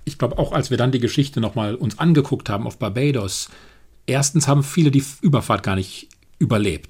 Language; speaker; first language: German; native; German